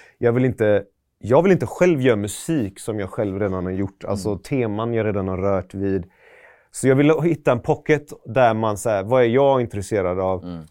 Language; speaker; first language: Swedish; early bilingual, other home language; Persian